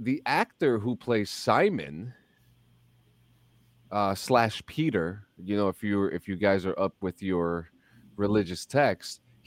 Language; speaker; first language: English; native; English